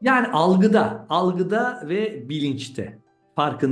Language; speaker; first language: Turkish; native; Turkish